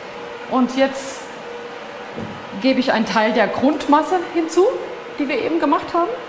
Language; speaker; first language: German; native; German